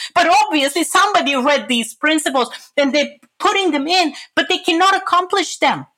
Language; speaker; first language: English; non-native, fluent; Bulgarian